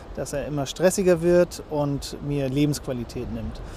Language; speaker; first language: German; native; German